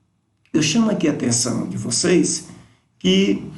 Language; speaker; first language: Portuguese; native; Portuguese